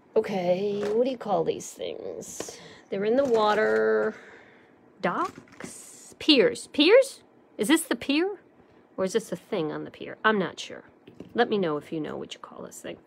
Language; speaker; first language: English; native; English